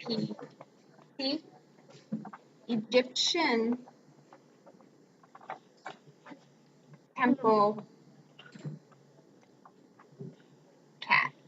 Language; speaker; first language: English; native; English